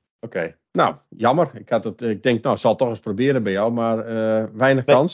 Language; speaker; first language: Dutch; native; Dutch